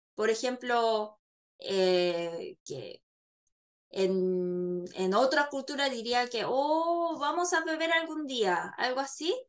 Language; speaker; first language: Spanish; non-native, fluent; Korean